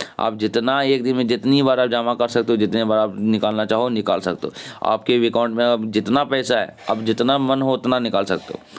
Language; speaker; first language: Hindi; native; Hindi